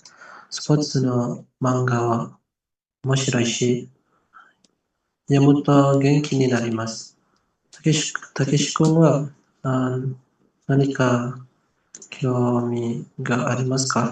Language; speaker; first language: Japanese; non-native, learner; Indonesian